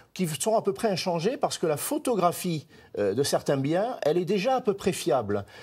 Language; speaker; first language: French; native; French